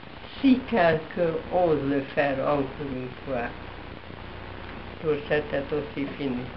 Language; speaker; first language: French; non-native, fluent; Hungarian